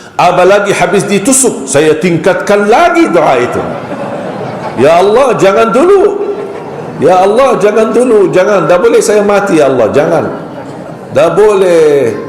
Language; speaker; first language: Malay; non-native, fluent; Arabic